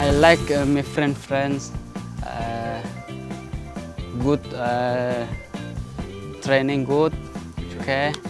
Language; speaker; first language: English; non-native, learner; Danish